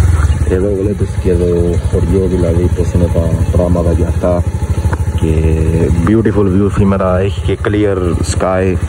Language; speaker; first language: Greek; early bilingual, other home language; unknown